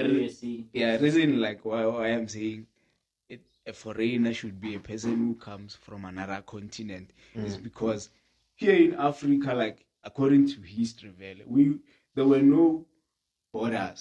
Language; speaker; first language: English; non-native, local second language; Northern Sotho